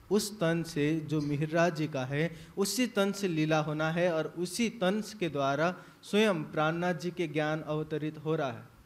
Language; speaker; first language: Hindi; native; Hindi